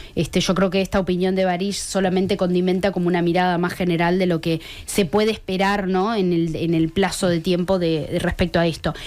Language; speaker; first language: Spanish; native; Spanish